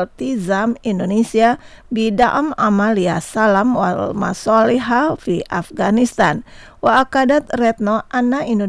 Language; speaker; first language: Arabic; non-native, fluent; Indonesian